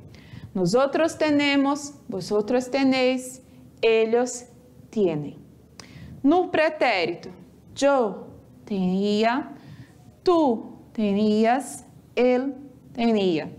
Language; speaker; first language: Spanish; non-native, fluent; Portuguese